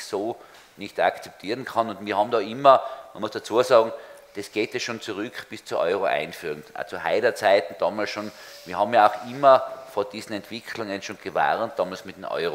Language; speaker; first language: German; native; German